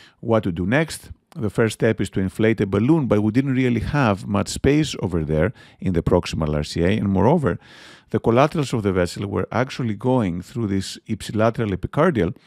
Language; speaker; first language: English; non-native, fluent; Greek